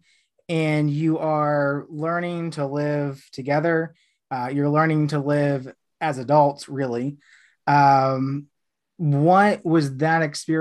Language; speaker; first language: English; native; English